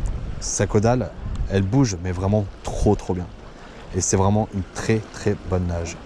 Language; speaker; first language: French; native; French